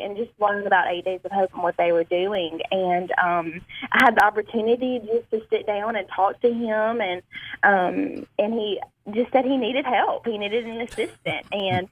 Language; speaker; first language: English; native; English